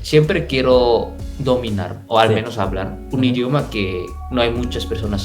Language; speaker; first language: Spanish; non-native, fluent; Indonesian